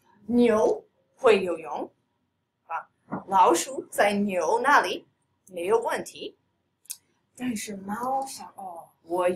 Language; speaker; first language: Chinese; non-native, fluent; English